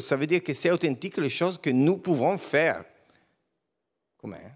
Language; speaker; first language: French; non-native, learner; Italian